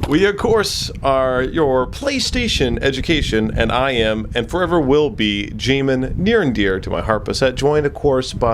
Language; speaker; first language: English; native; English